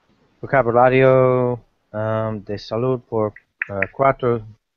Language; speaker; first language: Spanish; non-native, learner; English